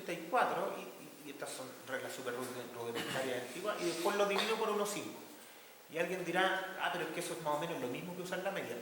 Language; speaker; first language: Spanish; native; Spanish